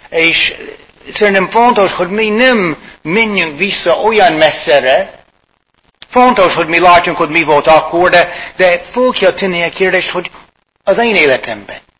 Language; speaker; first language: Hungarian; non-native, fluent; English